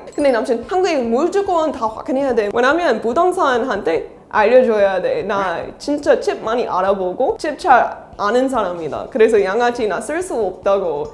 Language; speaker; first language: Korean; non-native, learner; English